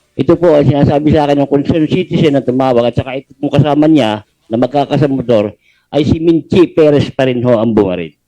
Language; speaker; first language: Filipino; native; Filipino